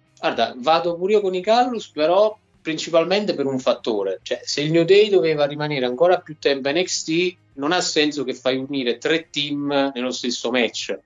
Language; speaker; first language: Italian; native; Italian